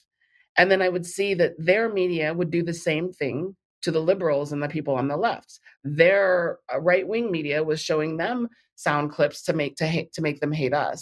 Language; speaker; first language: English; native; English